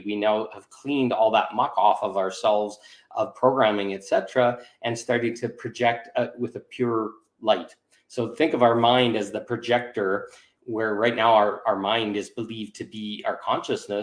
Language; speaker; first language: English; native; English